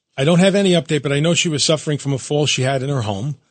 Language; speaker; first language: English; early bilingual, other home language; Italian